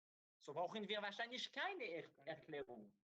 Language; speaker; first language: German; non-native, learner; Hebrew